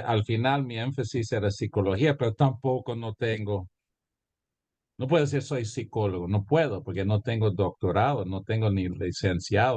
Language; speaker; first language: Spanish; early bilingual, heritage; Spanish